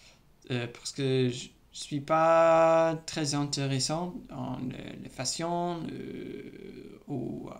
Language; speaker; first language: French; non-native, learner; English